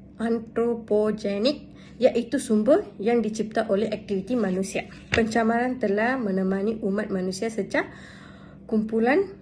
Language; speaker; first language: Malay; non-native, local second language; Tamil